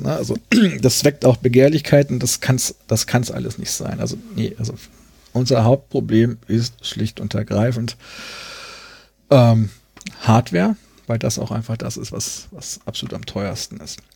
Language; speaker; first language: German; native; German